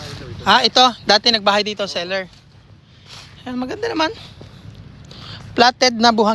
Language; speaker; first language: Filipino; native; Filipino